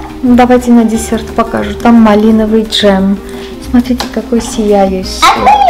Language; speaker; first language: Russian; non-native, fluent; Armenian